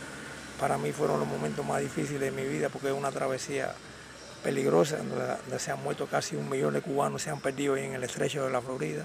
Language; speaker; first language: Spanish; native; Spanish